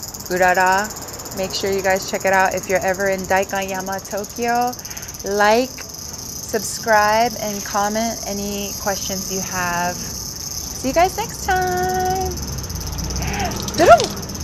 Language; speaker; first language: English; early bilingual, other home language; Japanese